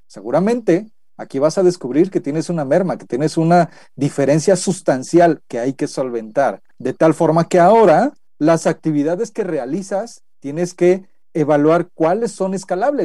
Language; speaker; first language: Spanish; native; Spanish